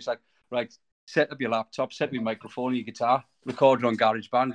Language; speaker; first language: English; native; English